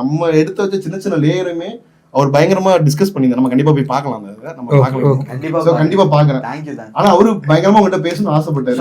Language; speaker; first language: Tamil; native; Tamil